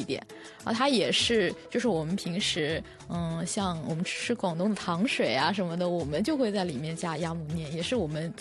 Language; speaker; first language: Chinese; native; Chinese